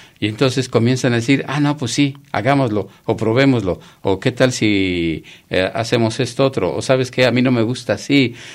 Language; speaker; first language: Spanish; native; Spanish